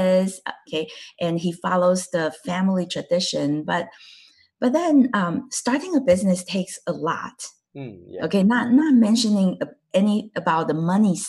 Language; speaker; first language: English; non-native, fluent; Chinese